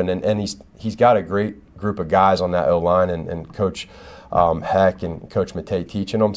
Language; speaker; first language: English; native; English